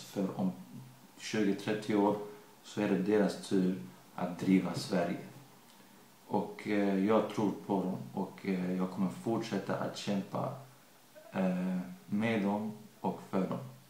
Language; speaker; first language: Swedish; early bilingual, other home language; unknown